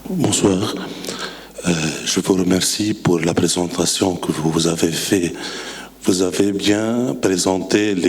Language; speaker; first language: French; non-native, local second language; Arabic